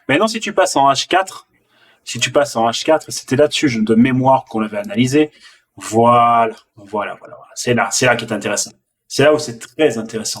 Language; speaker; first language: French; native; French